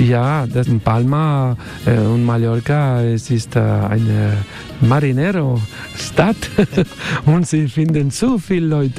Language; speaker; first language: German; non-native, learner; Spanish